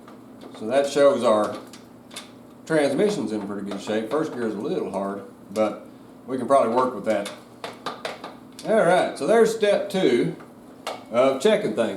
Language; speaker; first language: English; native; English